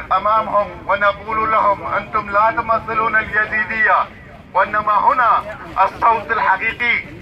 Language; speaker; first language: Arabic; non-native, local second language; Kurdish